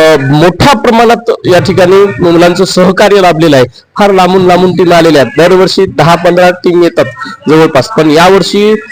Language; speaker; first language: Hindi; non-native, local second language; Urdu